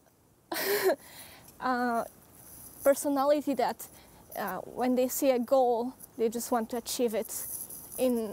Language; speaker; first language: English; non-native, fluent; Polish